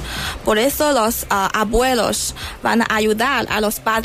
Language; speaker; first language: Spanish; non-native, learner; Chinese